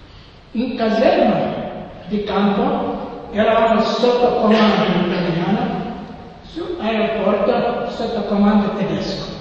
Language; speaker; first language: Italian; non-native, learner; Serbian